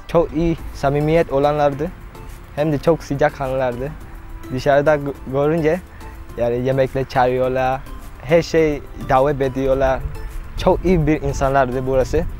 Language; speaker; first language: Turkish; non-native, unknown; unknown